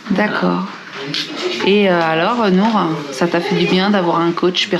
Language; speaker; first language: French; native; French